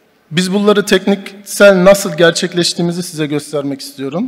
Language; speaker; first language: Turkish; early bilingual, heritage; Turkish